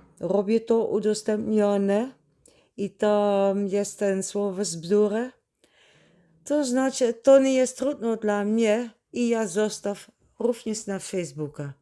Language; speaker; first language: Polish; non-native, learner; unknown